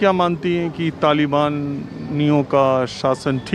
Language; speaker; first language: Hindi; native; Hindi